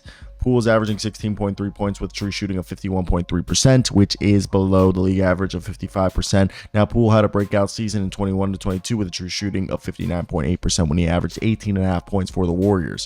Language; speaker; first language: English; native; English